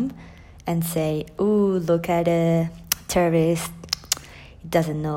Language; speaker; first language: English; non-native, fluent; Italian